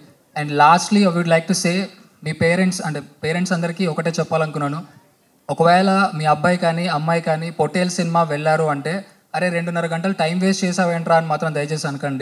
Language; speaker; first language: Telugu; native; Telugu